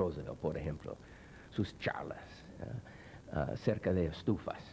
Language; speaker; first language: Spanish; non-native, fluent; English